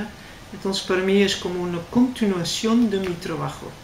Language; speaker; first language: Spanish; non-native, fluent; Dutch